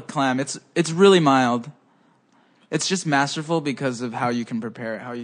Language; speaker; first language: English; early bilingual, other home language; Spanish